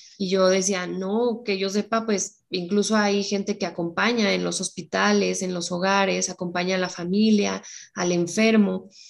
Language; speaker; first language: Spanish; native; Spanish